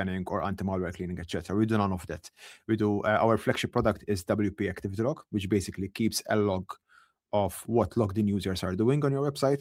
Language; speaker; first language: English; non-native, local second language; Maltese